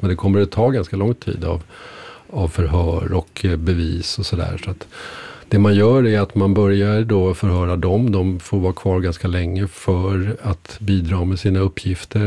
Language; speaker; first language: Swedish; native; Swedish